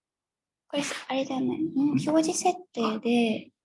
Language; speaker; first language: Japanese; native; Japanese